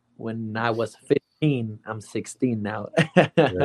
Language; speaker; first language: English; non-native, fluent; Spanish